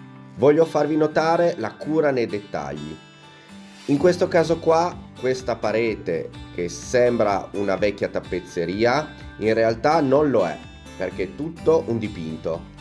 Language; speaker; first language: Italian; native; Italian